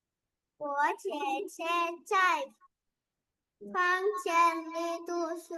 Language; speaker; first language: Chinese; non-native, learner; Indonesian